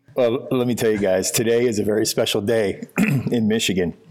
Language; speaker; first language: English; native; English